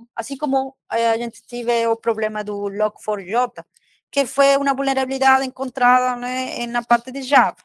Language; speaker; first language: Portuguese; non-native, fluent; Spanish